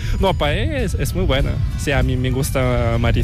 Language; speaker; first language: Spanish; non-native, learner; Korean